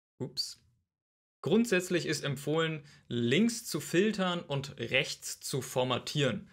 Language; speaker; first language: German; native; German